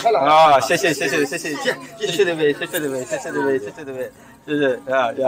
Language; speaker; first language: Chinese; non-native, learner; Rundi